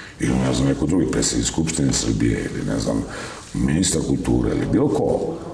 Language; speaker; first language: Serbian; native; Serbian